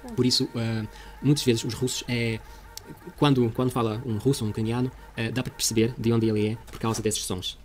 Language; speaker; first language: Portuguese; non-native, fluent; Russian